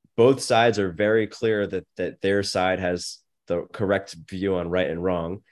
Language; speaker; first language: English; native; English